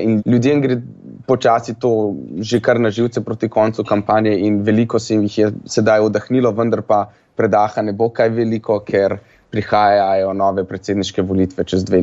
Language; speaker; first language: Slovenian; native; Slovenian